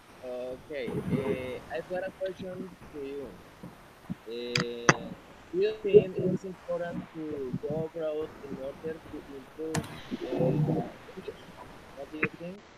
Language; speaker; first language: English; non-native, fluent; Spanish